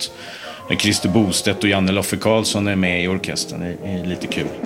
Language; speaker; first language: Swedish; native; Swedish